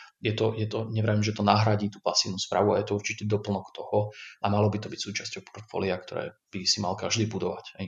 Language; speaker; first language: Slovak; native; Slovak